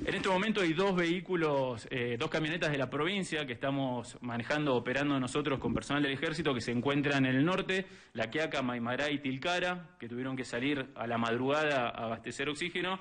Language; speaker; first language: Spanish; native; Spanish